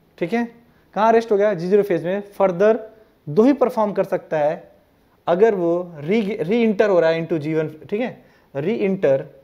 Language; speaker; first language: Hindi; non-native, local second language; Gujarati